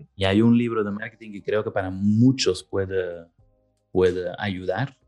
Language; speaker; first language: Spanish; non-native, fluent; Dutch